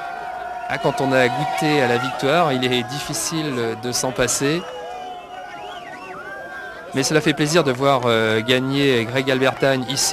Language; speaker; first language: French; native; French